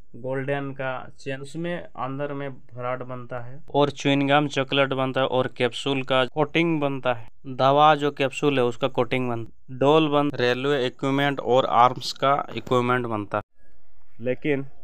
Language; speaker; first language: Hindi; non-native, local second language; Bangla